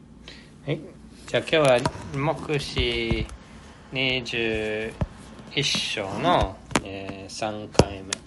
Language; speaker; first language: Japanese; non-native, fluent; English